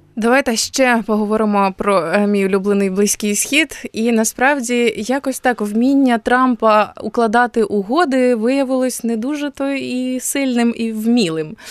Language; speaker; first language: Ukrainian; native; Ukrainian